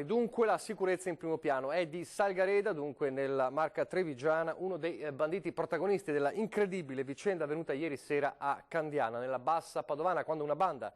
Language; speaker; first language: Italian; native; Italian